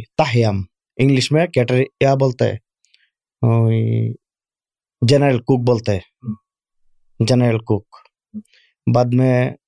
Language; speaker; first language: Urdu; non-native, learner; Bangla